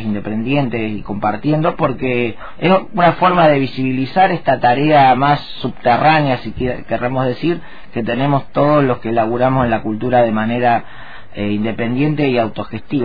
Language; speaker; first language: Spanish; native; Spanish